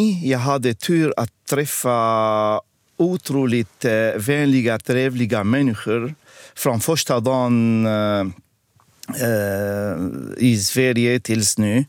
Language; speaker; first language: Swedish; non-native, fluent; Arabic